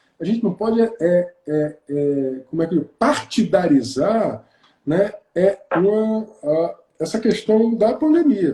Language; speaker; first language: Portuguese; native; Portuguese